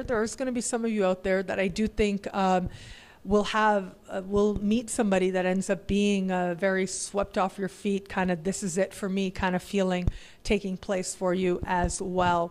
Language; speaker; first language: English; native; English